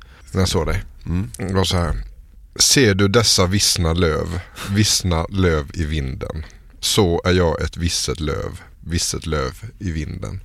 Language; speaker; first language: Swedish; native; Swedish